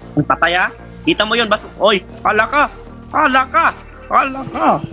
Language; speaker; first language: Filipino; non-native, local second language; Cebuano